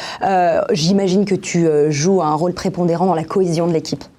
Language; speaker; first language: French; native; French